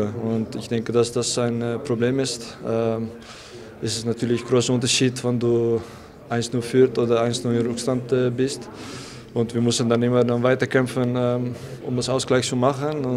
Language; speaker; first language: German; non-native, fluent; Dutch